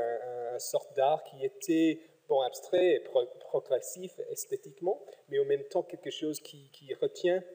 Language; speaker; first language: French; non-native, fluent; English